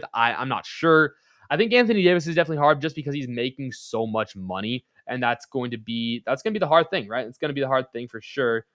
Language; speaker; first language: English; native; English